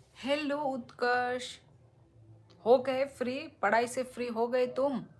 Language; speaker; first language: Hindi; non-native, local second language; Kok Borok